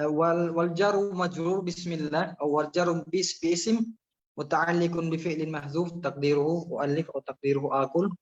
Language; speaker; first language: Arabic; non-native, fluent; Filipino